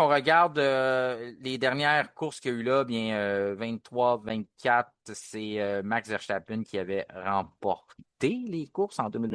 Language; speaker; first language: French; native; French